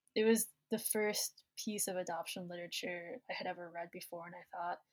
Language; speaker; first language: English; native; English